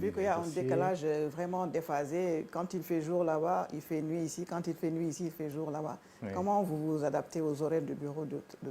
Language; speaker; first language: French; non-native, local second language; Wolof